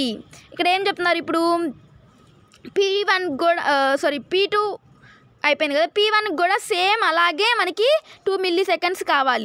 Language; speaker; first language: Telugu; native; Telugu